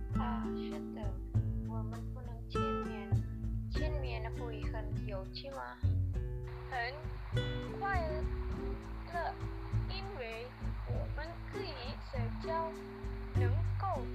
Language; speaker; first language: Chinese; non-native, learner; Indonesian